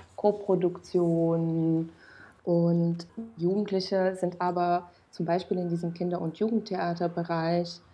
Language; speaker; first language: German; non-native, fluent; Romanian